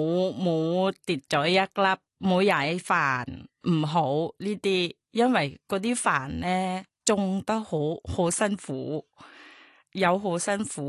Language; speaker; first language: Cantonese; non-native, learner; Thai